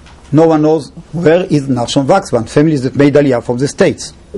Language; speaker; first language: English; non-native, fluent; Hebrew